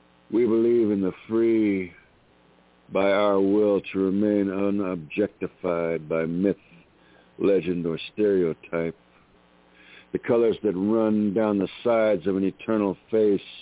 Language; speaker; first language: English; native; English